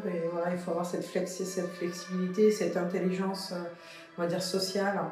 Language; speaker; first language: French; early bilingual, other home language; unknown